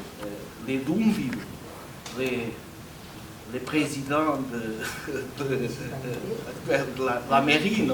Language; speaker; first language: French; non-native, fluent; Portuguese